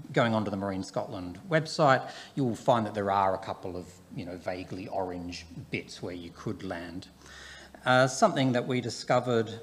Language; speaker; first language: English; native; English